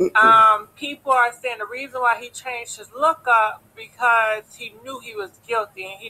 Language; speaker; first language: English; native; English